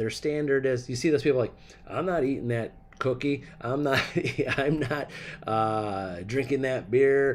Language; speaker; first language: English; native; English